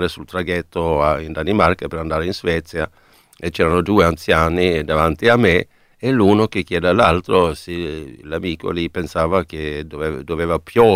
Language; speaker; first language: Italian; non-native, fluent; Swedish